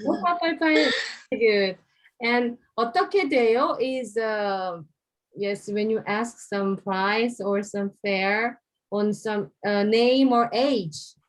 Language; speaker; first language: English; non-native, fluent; Korean